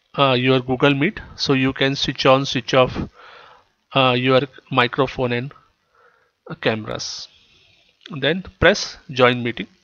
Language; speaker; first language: English; non-native, local second language; Kannada